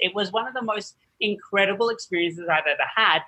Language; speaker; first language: English; native; English